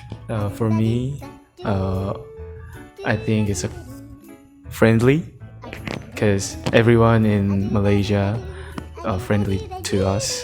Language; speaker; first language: English; non-native, learner; Korean